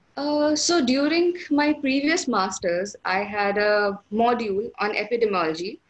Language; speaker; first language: English; non-native, local second language; Hindi